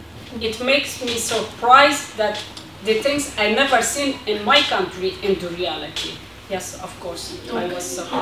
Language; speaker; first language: English; non-native, fluent; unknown